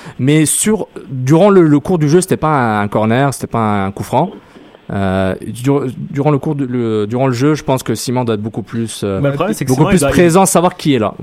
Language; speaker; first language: French; native; French